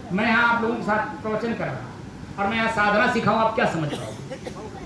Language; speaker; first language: Hindi; native; Hindi